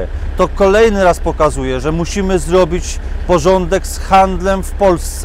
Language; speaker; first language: Polish; native; Polish